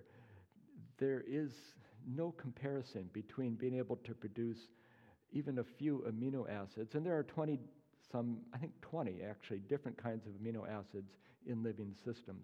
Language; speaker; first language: English; native; English